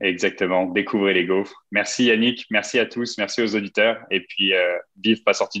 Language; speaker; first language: French; native; French